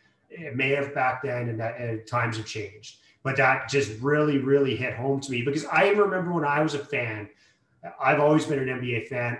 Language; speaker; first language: English; native; English